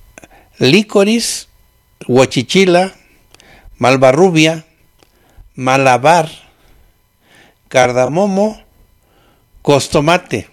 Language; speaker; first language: Spanish; native; Spanish